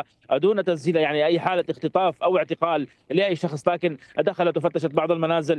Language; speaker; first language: Arabic; native; Arabic